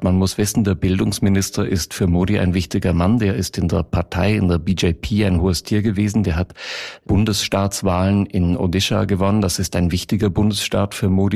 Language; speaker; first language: German; native; German